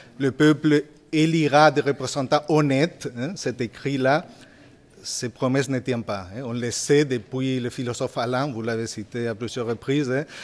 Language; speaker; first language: French; non-native, fluent; Spanish